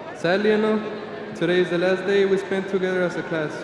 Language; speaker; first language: English; early bilingual, other home language; Spanish